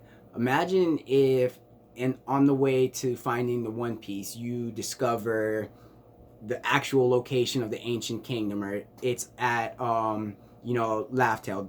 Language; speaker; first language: English; native; English